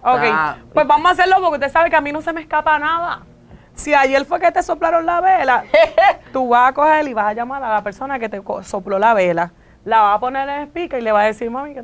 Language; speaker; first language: Spanish; native; Spanish